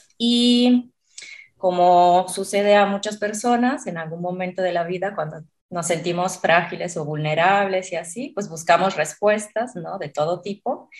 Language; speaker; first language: Spanish; non-native, fluent; Italian